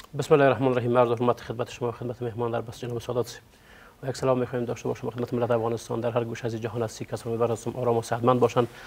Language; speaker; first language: Persian; non-native, local second language; Pashto